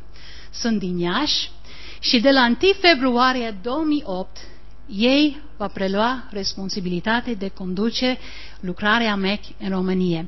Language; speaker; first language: Romanian; non-native, learner; English